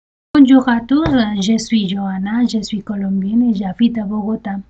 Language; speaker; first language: French; non-native, learner; Spanish